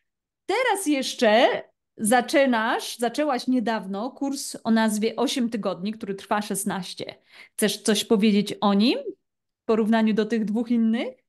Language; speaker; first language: Polish; native; Polish